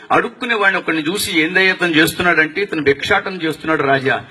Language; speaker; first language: Telugu; non-native, local second language; Tamil